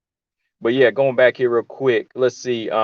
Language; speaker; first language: English; native; English